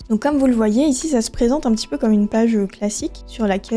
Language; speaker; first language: French; native; French